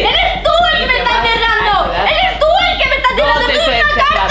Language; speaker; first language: Spanish; native; Spanish